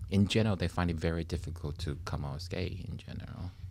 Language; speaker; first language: English; non-native, fluent; Chinese